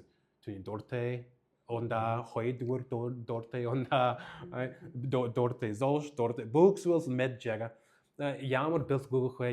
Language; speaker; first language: Mongolian; early bilingual, heritage; English